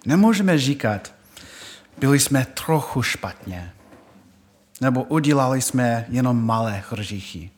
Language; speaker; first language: Czech; non-native, fluent; English